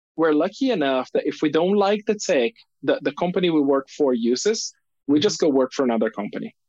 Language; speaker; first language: English; non-native, fluent; Portuguese